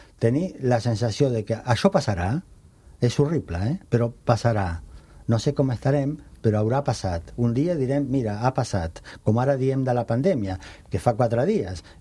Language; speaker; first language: Catalan; non-native, fluent; Spanish